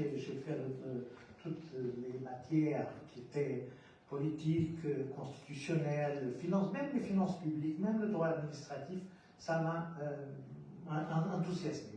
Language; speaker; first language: French; non-native, fluent; Portuguese